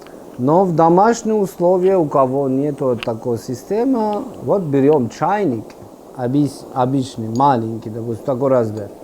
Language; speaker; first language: Russian; non-native, fluent; Persian